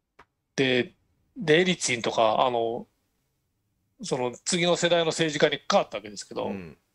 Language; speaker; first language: Japanese; native; Japanese